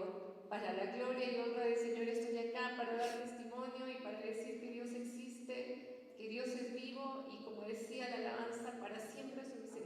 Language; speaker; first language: Spanish; native; Spanish